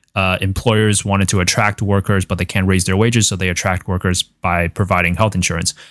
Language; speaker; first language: English; non-native, fluent; Chinese